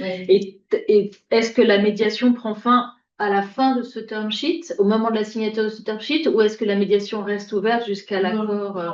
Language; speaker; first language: French; native; French